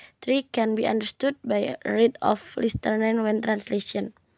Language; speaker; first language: English; non-native, learner; Indonesian